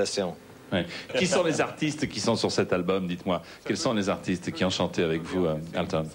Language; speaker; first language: French; native; French